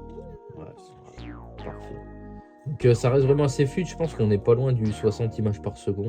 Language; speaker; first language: French; native; French